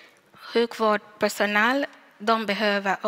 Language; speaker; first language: Swedish; non-native, fluent; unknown